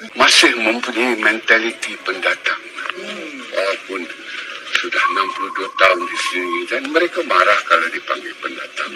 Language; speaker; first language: Malay; native; Malay